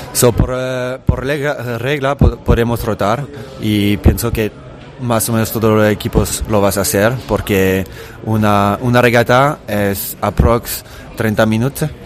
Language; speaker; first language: Spanish; non-native, fluent; Italian